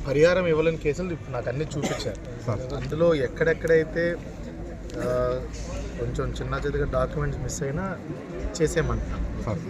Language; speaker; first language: Telugu; native; Telugu